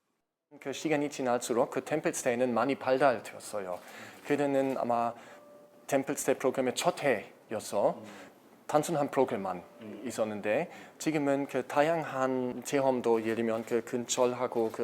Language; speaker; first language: Korean; non-native, fluent; German